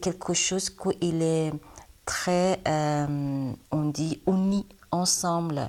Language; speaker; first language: French; non-native, learner; Persian